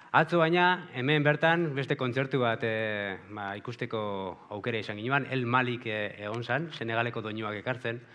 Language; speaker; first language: Basque; native; Basque